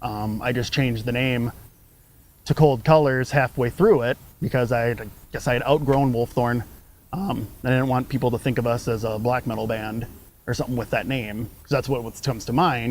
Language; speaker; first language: English; native; English